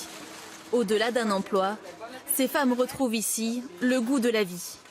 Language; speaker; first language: French; native; French